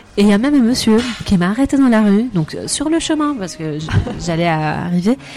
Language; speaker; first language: French; non-native, fluent; Arabic